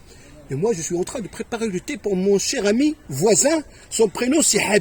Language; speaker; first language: French; native; French